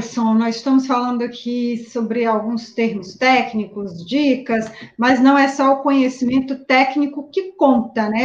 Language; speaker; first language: Portuguese; native; Portuguese